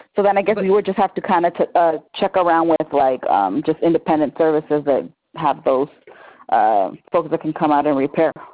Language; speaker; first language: English; early bilingual, other home language; Spanish